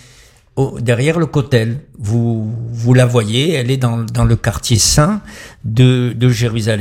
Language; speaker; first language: French; native; French